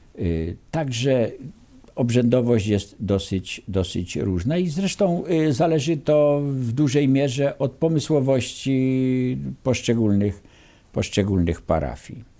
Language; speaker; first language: Polish; native; Polish